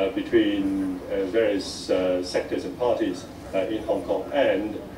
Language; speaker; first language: English; non-native, local second language; Cantonese